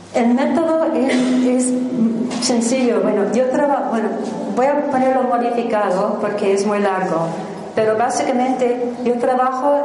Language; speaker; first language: Spanish; non-native, fluent; English